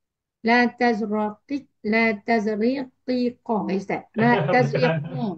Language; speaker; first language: Arabic; non-native, learner; Malay